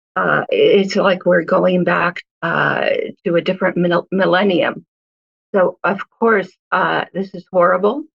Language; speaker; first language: English; early bilingual, other home language; Hebrew